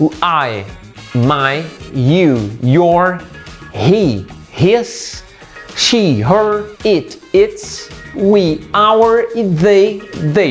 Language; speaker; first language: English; non-native, fluent; Portuguese